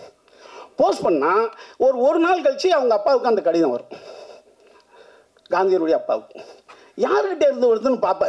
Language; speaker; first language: Tamil; native; Tamil